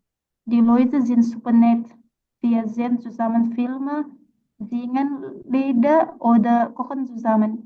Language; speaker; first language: German; non-native, learner; Indonesian